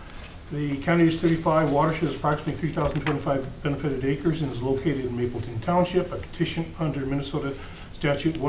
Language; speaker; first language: English; native; English